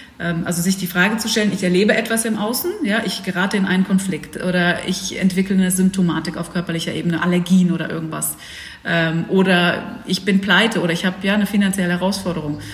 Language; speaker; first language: German; early bilingual, other home language; Dutch